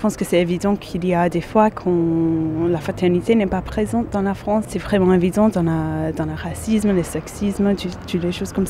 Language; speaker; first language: French; non-native, fluent; English